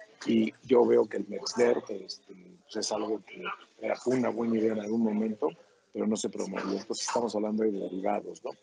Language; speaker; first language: Spanish; native; Spanish